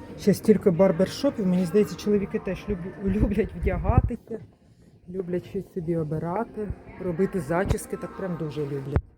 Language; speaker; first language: Ukrainian; non-native, local second language; Russian